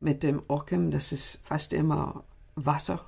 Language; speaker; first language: German; non-native, learner; English